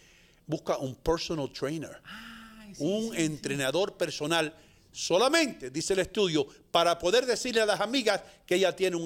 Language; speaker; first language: Spanish; native; Spanish